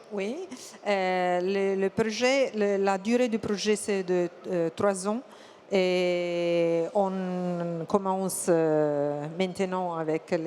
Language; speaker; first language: French; non-native, fluent; Italian